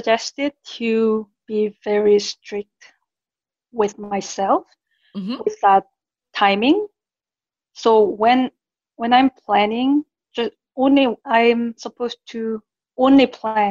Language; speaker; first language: English; non-native, fluent; Korean